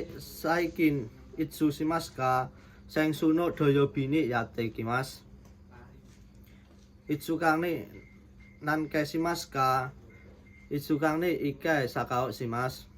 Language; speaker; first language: Japanese; non-native, learner; Indonesian